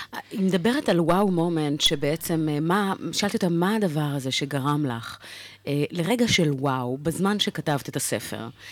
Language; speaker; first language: Hebrew; native; Hebrew